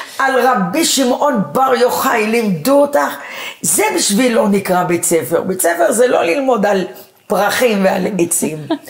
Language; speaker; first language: Hebrew; early bilingual, other home language; Arabic